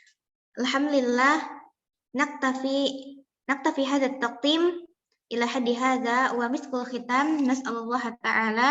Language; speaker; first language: Arabic; non-native, learner; Indonesian